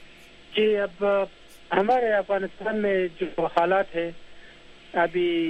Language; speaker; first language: Hindi; non-native, fluent; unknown